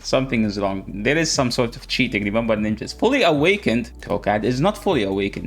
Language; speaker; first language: English; non-native, fluent; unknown